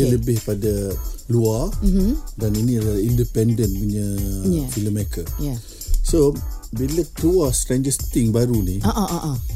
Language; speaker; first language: Malay; native; Malay